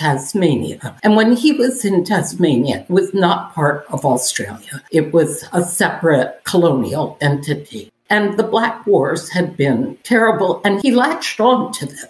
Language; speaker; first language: English; native; English